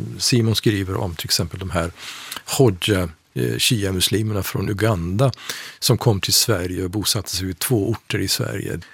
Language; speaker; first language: Swedish; non-native, fluent; Persian